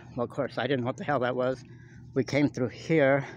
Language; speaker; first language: English; native; English